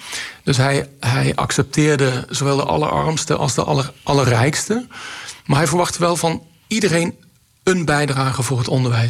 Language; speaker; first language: Dutch; native; Dutch